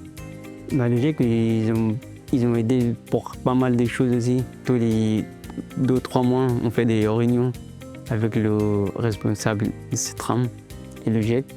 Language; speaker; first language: French; non-native, learner; Arabic